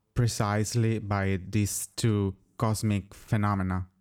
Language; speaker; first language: English; non-native, fluent; Italian